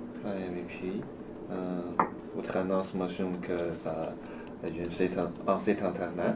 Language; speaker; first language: French; non-native, learner; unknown